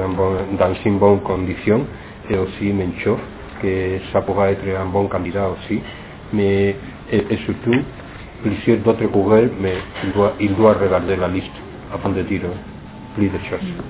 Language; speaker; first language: French; non-native, fluent; Spanish